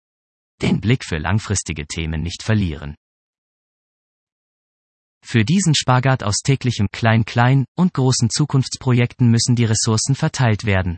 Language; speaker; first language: German; native; German